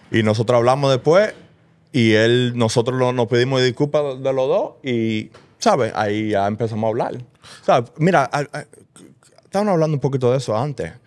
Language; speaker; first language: Spanish; early bilingual, heritage; Spanish